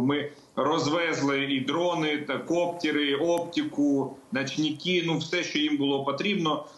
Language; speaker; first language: Ukrainian; native; Ukrainian